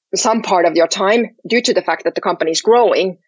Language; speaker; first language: English; non-native, fluent; Finnish